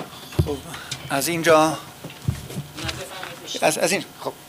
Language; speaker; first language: Persian; non-native, fluent; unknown